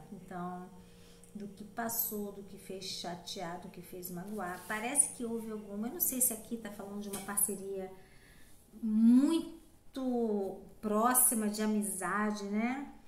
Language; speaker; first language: Portuguese; native; Portuguese